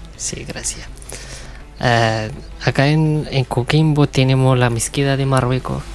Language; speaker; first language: Spanish; non-native, learner; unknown